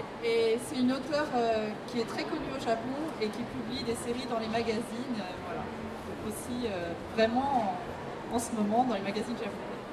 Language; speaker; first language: French; non-native, fluent; Japanese